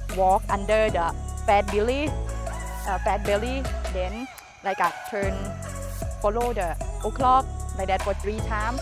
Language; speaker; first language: English; non-native, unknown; Thai